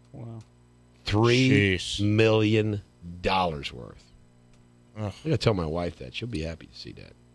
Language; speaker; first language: English; native; English